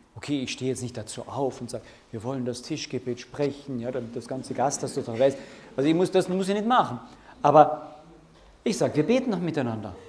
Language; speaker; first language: German; native; German